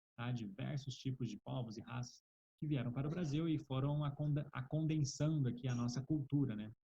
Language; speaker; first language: Portuguese; native; Portuguese